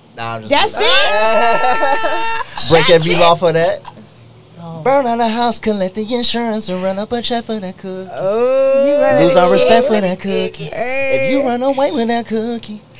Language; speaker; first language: English; native; English